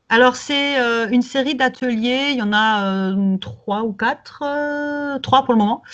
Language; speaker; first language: French; native; French